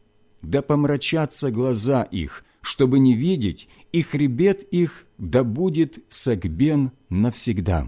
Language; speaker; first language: Russian; native; Russian